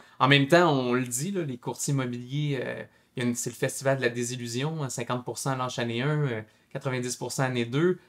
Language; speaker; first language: French; native; French